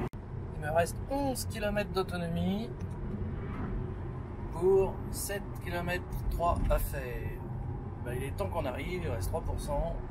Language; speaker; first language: French; native; French